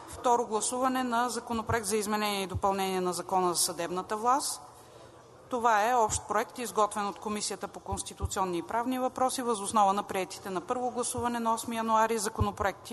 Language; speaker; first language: Bulgarian; native; Bulgarian